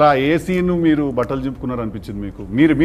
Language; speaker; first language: Telugu; native; Telugu